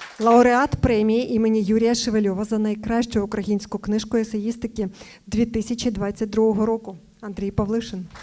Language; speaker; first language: Ukrainian; native; Ukrainian